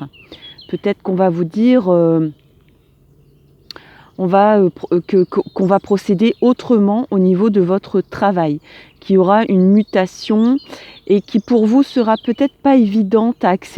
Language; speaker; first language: French; native; French